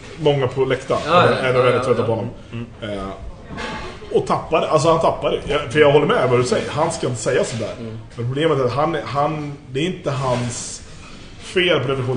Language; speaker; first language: Swedish; native; Swedish